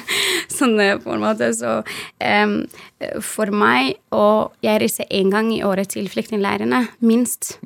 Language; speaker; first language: Norwegian; non-native, fluent; Arabic